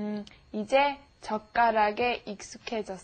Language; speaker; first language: Korean; non-native, learner; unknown